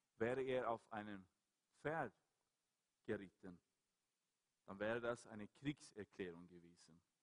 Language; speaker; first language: German; non-native, fluent; Swedish